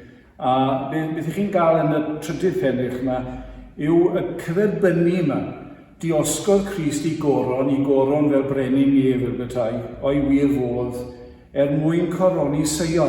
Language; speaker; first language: Welsh; native; Welsh